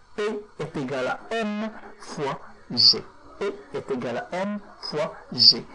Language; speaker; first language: French; non-native, local second language; Arabic